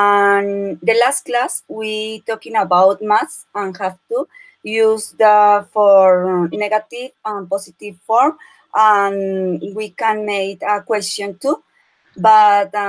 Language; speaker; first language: English; non-native, learner; Spanish